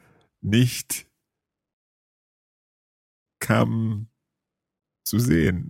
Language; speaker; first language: German; non-native, learner; English